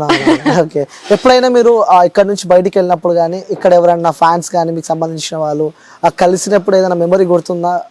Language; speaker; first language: Telugu; native; Telugu